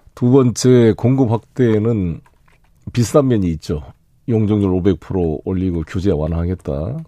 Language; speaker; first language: Korean; native; Korean